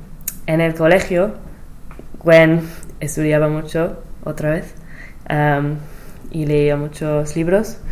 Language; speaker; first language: Spanish; non-native, learner; English